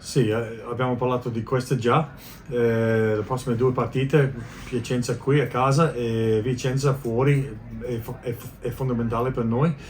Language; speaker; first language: Italian; non-native, learner; English